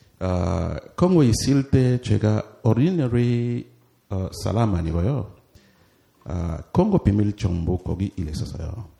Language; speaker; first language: Korean; non-native, learner; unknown